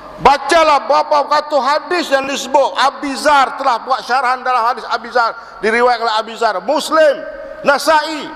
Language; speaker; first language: Malay; native; Malay